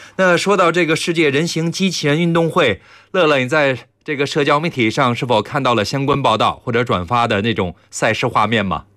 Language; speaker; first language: Chinese; native; Chinese